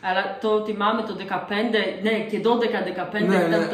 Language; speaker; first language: Greek; non-native, learner; Polish